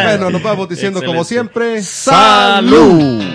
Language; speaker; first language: Spanish; native; Spanish